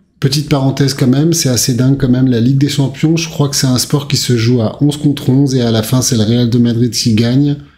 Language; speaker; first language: French; native; French